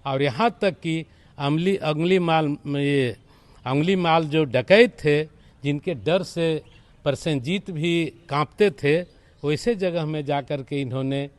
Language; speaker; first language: Hindi; native; Hindi